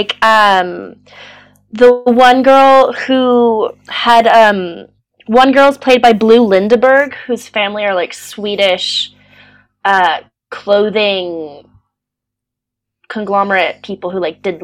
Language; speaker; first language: English; native; English